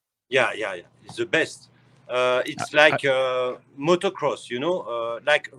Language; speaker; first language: English; non-native, learner; French